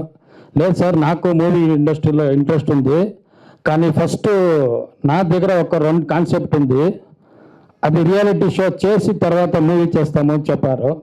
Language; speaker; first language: Telugu; non-native, learner; Kannada